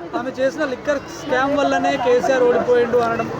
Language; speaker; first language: Telugu; native; Telugu